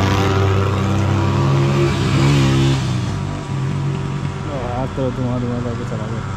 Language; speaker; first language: Urdu; native; Urdu